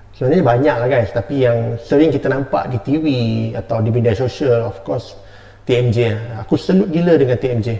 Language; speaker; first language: Malay; native; Malay